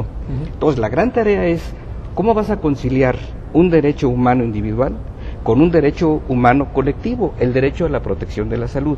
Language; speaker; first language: Spanish; native; Spanish